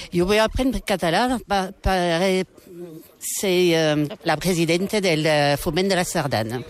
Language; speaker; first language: Catalan; non-native, local second language; Spanish